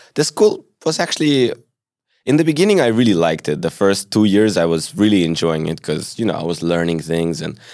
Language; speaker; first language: English; early bilingual, other home language; Hebrew